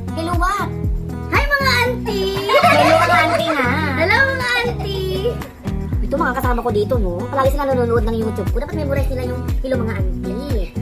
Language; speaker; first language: Filipino; native; Filipino